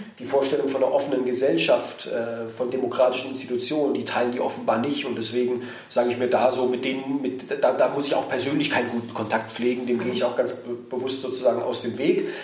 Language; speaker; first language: German; native; German